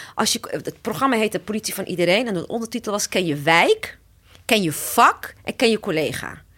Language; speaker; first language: Dutch; early bilingual, other home language; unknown